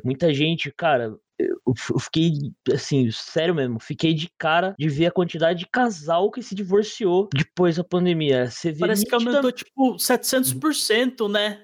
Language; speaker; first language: Portuguese; native; Portuguese